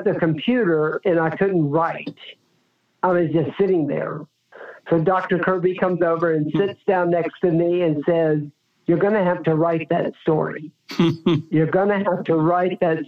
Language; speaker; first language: English; native; English